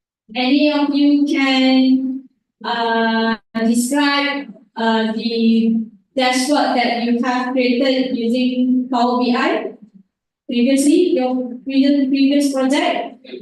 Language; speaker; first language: English; non-native, fluent; Malay